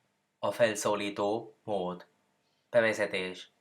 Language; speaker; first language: Hungarian; non-native, learner; Spanish